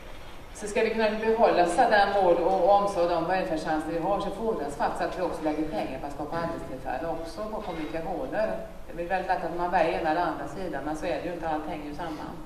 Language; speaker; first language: Swedish; native; Swedish